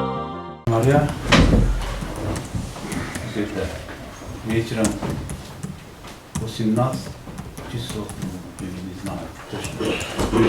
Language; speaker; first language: Russian; non-native, learner; Uzbek